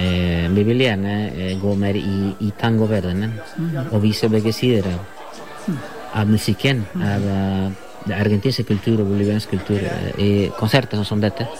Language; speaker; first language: Norwegian; non-native, fluent; Spanish